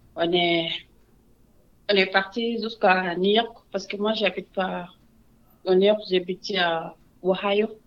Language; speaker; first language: French; non-native, local second language; Wolof